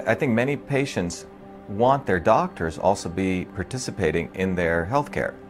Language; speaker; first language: English; non-native, local second language; Tamil